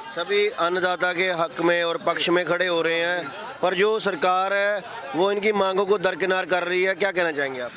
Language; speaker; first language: Hindi; non-native, local second language; Punjabi